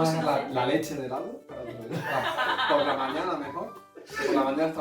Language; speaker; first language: Spanish; non-native, fluent; Korean